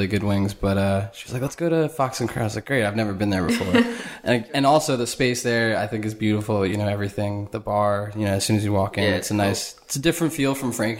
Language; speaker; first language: English; native; English